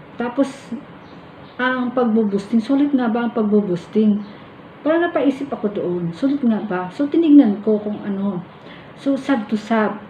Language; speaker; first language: Filipino; non-native, local second language; Cebuano